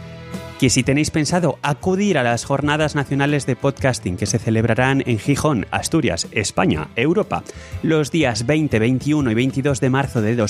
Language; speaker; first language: Spanish; native; Spanish